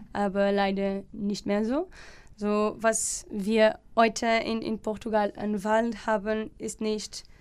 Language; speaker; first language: German; non-native, fluent; Portuguese